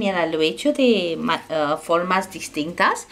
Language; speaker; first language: Spanish; non-native, fluent; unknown